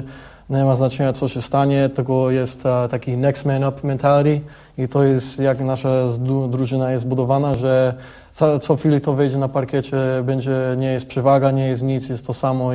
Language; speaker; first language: Polish; early bilingual, heritage; English